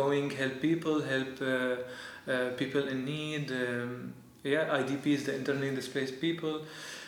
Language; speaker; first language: English; non-native, fluent; Arabic